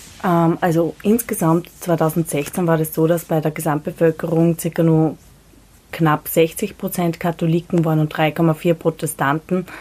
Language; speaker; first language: German; native; German